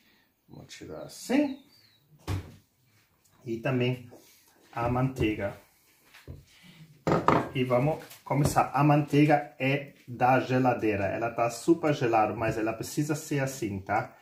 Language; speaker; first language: Portuguese; non-native, fluent; German